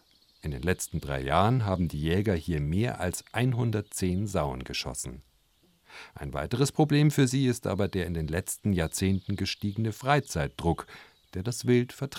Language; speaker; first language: German; native; German